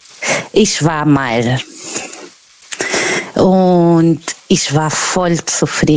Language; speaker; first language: German; non-native, learner; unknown